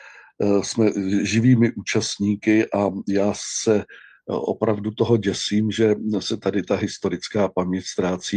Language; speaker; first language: Czech; native; Czech